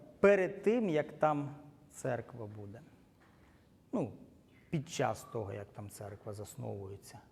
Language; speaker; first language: Ukrainian; non-native, local second language; Russian